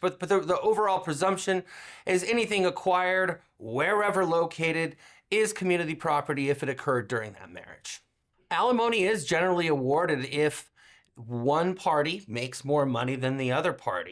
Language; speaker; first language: English; native; English